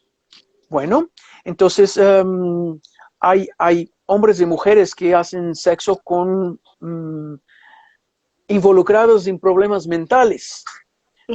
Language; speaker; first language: Spanish; non-native, fluent; Portuguese